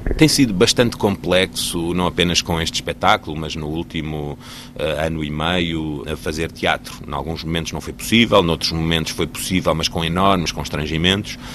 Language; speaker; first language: Portuguese; native; Portuguese